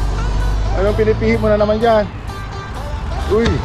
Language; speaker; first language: Filipino; native; Filipino